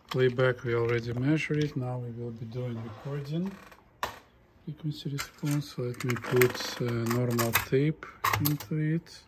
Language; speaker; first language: English; non-native, fluent; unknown